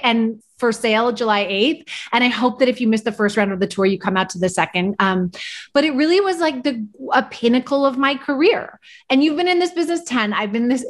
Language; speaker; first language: English; native; English